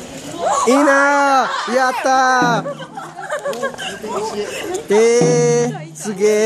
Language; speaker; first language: Japanese; non-native, learner; Spanish